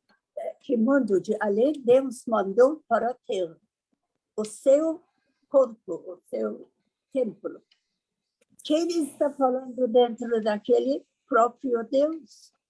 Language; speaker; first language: Portuguese; non-native, learner; Persian